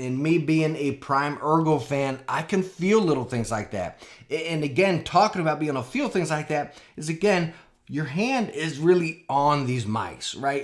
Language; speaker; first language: English; native; English